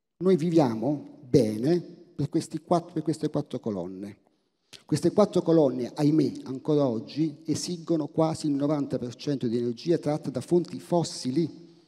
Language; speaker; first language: Italian; native; Italian